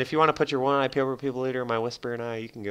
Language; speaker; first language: English; native; English